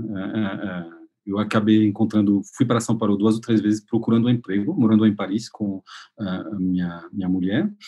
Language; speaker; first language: Portuguese; non-native, fluent; French